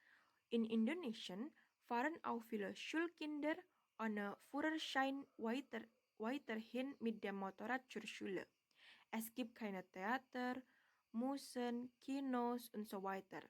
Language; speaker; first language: German; non-native, learner; Indonesian